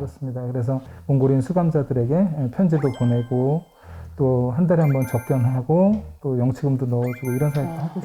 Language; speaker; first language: Korean; native; Korean